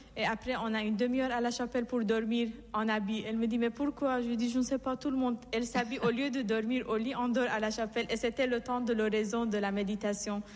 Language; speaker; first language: French; non-native, fluent; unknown